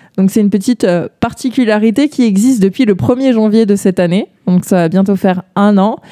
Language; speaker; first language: French; native; French